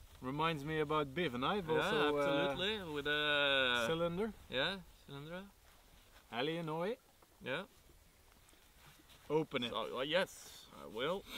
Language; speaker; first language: English; non-native, fluent; Swedish